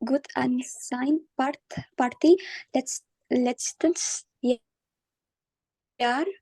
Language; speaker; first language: German; non-native, learner; Indonesian